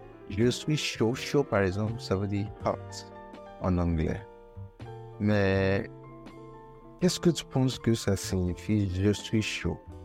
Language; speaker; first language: French; non-native, fluent; Yoruba